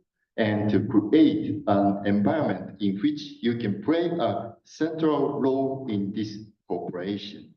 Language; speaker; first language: English; non-native, fluent; Japanese